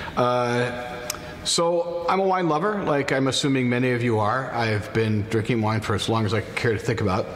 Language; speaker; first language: English; native; English